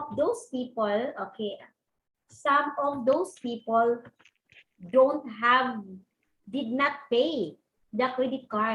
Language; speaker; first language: English; non-native, local second language; Cebuano